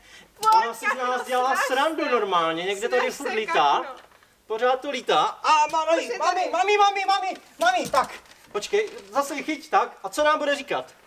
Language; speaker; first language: Czech; native; Czech